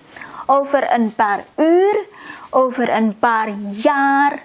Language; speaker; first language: Dutch; non-native, fluent; Indonesian